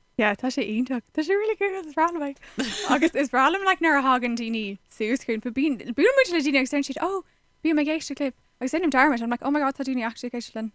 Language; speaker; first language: Irish; non-native, local second language; English